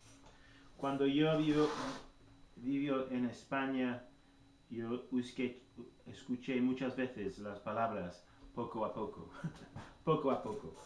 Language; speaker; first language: Spanish; non-native, learner; English